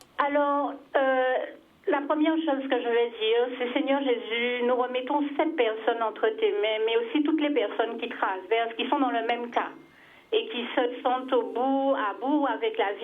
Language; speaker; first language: French; native; French